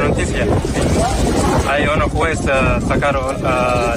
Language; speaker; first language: Spanish; non-native, learner; Arabic